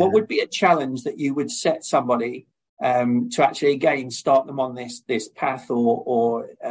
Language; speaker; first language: English; native; English